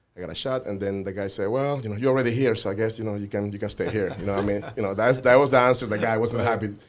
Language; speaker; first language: English; non-native, fluent; Spanish